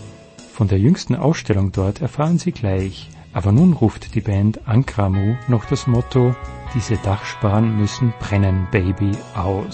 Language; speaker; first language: German; native; German